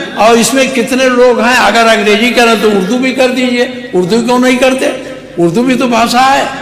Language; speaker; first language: Hindi; native; Hindi